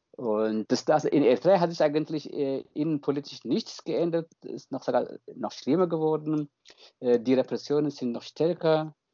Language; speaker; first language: German; non-native, fluent; Tigrinya